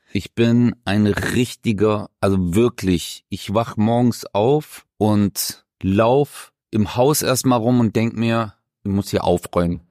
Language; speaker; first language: German; early bilingual, other home language; Turkish